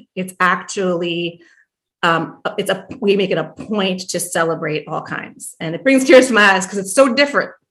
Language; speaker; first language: English; native; English